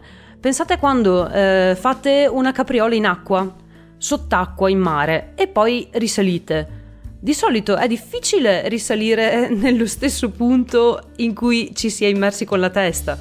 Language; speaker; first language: Italian; native; Italian